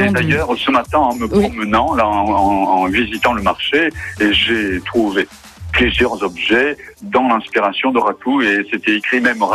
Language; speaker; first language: French; non-native, fluent; Japanese